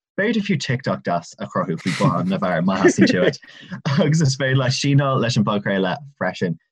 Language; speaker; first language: Irish; non-native, local second language; English